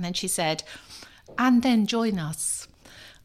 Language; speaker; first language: English; native; English